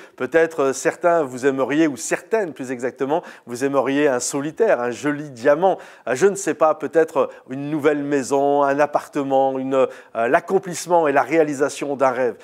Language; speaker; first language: French; native; French